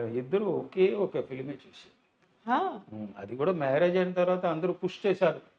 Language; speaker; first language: Telugu; non-native, learner; Tamil